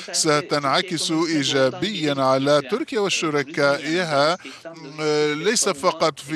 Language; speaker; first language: Arabic; non-native, fluent; Turkish